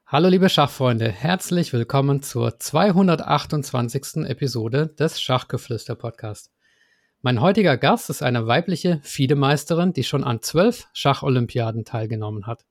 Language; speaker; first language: German; native; German